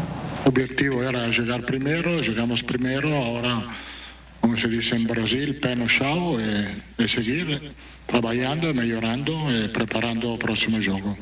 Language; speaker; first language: Portuguese; non-native, fluent; Italian